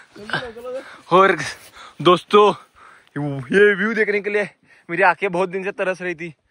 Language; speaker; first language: Hindi; non-native, local second language; Marathi